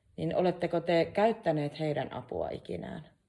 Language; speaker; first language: Finnish; native; Finnish